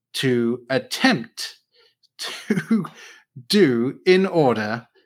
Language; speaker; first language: English; native; English